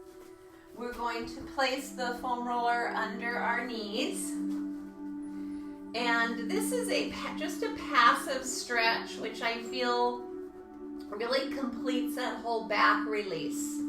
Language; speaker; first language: English; native; English